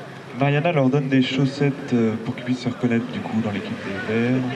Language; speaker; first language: French; native; French